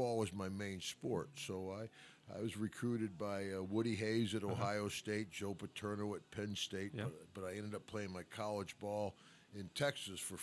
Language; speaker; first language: English; native; English